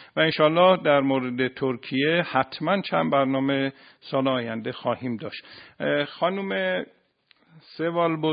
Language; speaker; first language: Persian; native; Persian